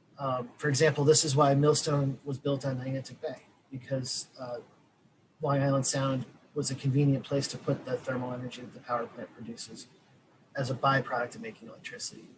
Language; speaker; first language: English; native; English